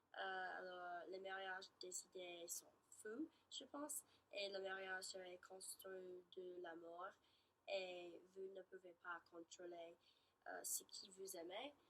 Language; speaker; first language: French; non-native, learner; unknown